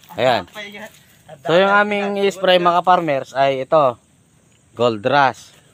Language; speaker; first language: Filipino; non-native, local second language; Iloko